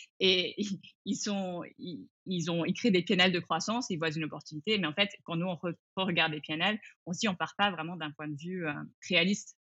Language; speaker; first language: French; early bilingual, other home language; English